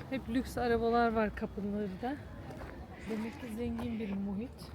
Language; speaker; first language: Turkish; native; Turkish